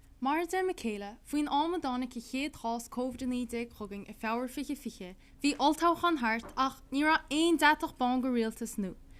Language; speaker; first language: Irish; native; Irish